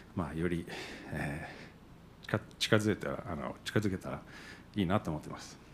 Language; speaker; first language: Japanese; non-native, fluent; English